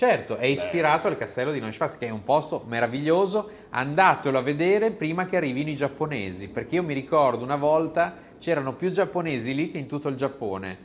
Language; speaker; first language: Italian; native; Italian